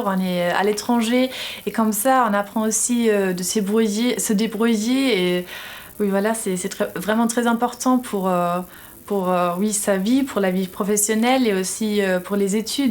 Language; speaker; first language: French; non-native, fluent; German